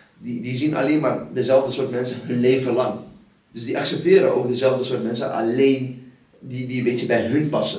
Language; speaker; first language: Dutch; early bilingual, other home language; Riffian